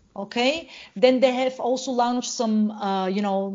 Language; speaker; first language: English; non-native, fluent; Bulgarian